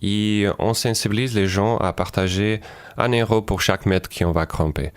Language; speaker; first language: French; non-native, fluent; Ukrainian